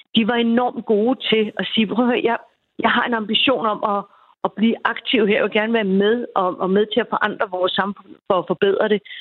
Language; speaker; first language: Danish; native; Danish